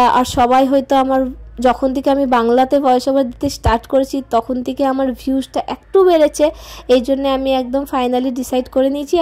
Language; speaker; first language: Bangla; non-native, local second language; Hindi